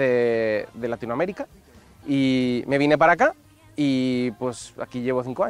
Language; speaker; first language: Spanish; native; Spanish